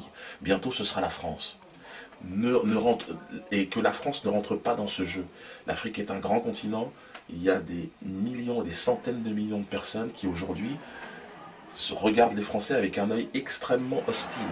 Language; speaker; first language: French; native; French